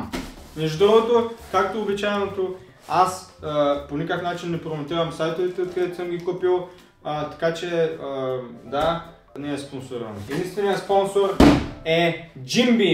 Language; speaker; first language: Bulgarian; native; Bulgarian